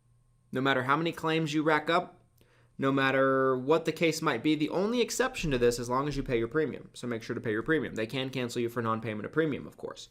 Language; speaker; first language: English; native; English